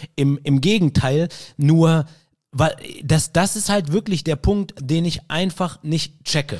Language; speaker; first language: German; early bilingual, other home language; Arabic